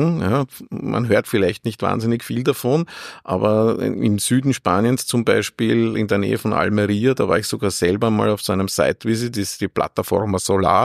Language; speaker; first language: German; native; German